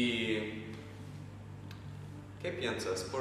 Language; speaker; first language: Spanish; non-native, fluent; English